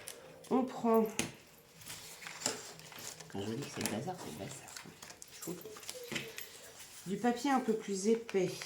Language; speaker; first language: French; native; French